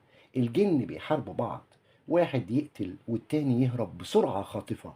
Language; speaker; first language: Arabic; native; Arabic